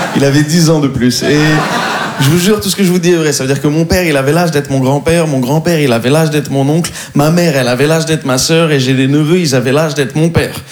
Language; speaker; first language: French; native; French